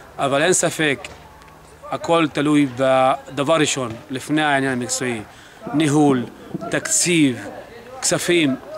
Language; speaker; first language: Hebrew; non-native, local second language; Arabic